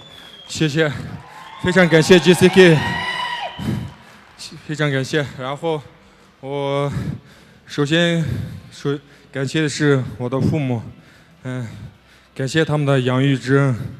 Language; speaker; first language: Chinese; non-native, local second language; Kazakh